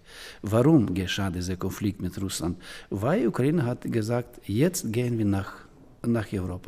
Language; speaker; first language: German; non-native, learner; Ukrainian